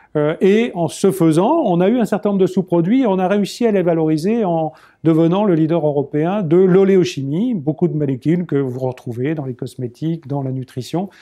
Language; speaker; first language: French; native; French